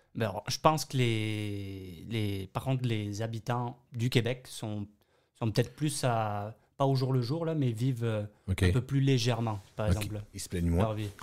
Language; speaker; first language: French; native; French